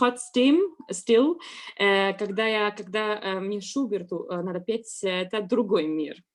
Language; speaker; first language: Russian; non-native, learner; Georgian